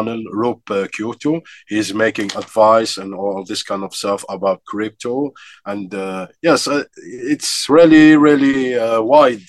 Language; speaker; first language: English; non-native, fluent; Arabic